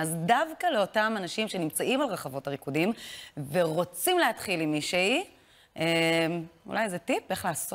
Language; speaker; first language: Hebrew; native; Hebrew